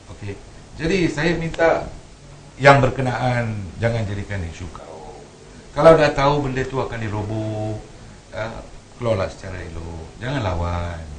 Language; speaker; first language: Malay; non-native, local second language; Tamil